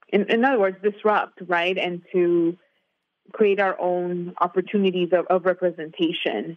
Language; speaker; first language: English; native; English